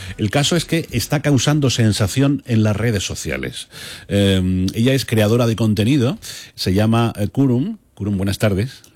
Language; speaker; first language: Spanish; native; Spanish